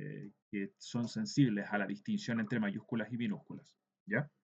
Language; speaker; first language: Spanish; native; Spanish